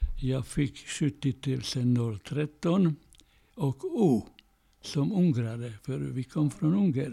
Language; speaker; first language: Swedish; non-native, fluent; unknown